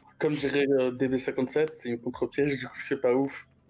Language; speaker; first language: French; native; French